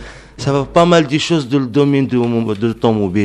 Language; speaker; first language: French; non-native, learner; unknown